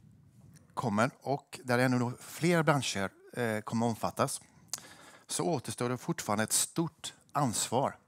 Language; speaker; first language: Swedish; native; Swedish